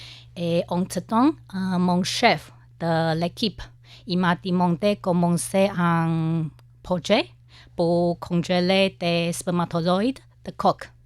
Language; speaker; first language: French; non-native, learner; Chinese